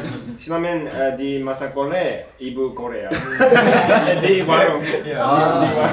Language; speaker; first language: Indonesian; non-native, learner; Japanese